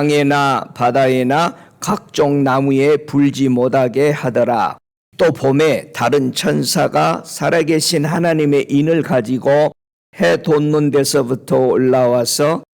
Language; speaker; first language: Korean; native; Korean